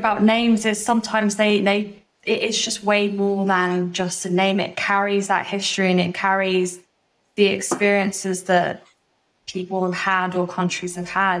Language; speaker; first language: English; native; English